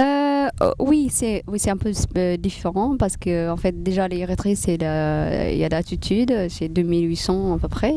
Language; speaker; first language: French; non-native, fluent; Tigrinya